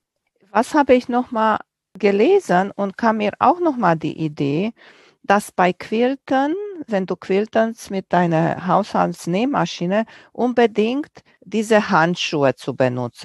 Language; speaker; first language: German; non-native, fluent; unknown